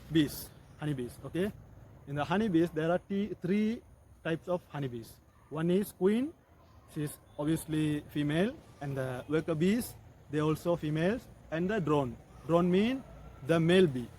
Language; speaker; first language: English; non-native, local second language; Tamil